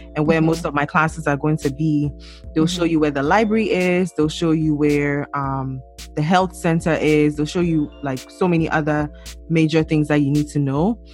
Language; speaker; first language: English; non-native, local second language; Akan